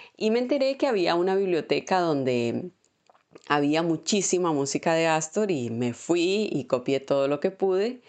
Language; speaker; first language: Spanish; native; Spanish